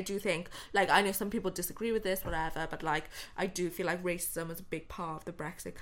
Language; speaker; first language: English; native; English